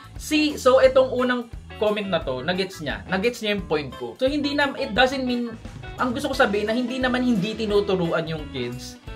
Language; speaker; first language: Filipino; native; Filipino